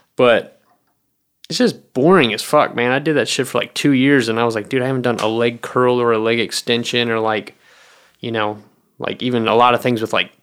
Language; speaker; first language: English; native; English